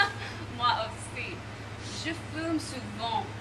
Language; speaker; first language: French; non-native, learner; English